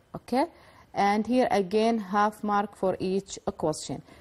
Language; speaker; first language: English; non-native, fluent; Arabic